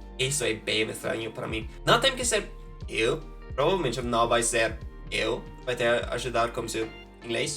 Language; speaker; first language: Portuguese; non-native, fluent; Norwegian